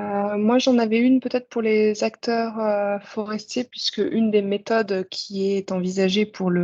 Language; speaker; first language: French; native; French